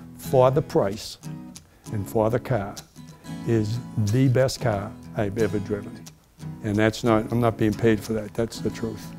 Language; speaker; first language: English; native; English